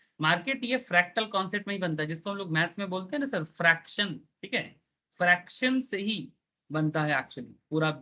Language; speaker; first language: Hindi; non-native, local second language; Bangla